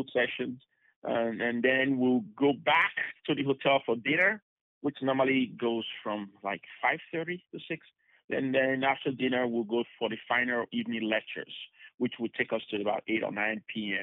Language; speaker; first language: English; non-native, local second language; Bini